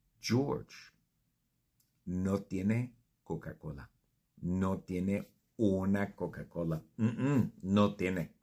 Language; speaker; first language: Spanish; non-native, fluent; English